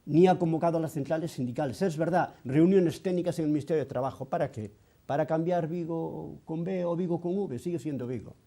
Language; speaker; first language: Spanish; native; Spanish